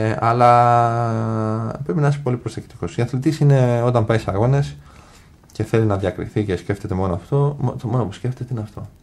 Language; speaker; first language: Greek; early bilingual, other home language; English